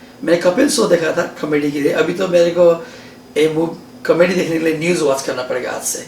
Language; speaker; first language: Hindi; non-native, learner; Nepali